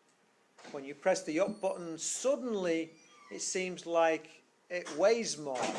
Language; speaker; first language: English; native; English